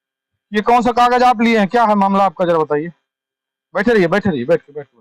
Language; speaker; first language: Hindi; native; Hindi